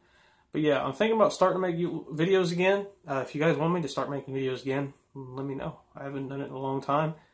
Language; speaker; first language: English; native; English